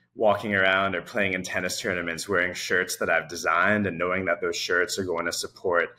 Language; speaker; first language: English; native; English